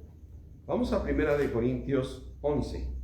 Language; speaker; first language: Spanish; native; Spanish